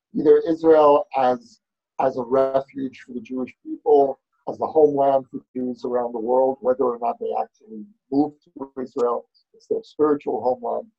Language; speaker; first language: English; native; English